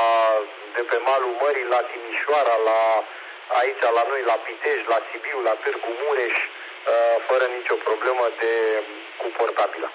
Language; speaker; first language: Romanian; native; Romanian